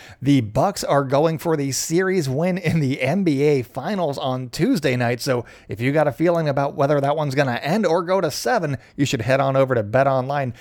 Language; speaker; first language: English; native; English